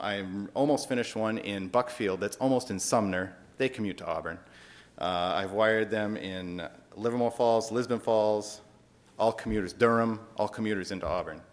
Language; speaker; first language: English; native; English